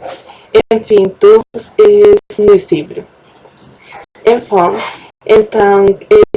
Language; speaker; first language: French; non-native, learner; Spanish